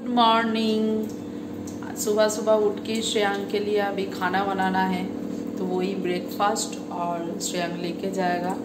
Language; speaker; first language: Hindi; non-native, local second language; Bangla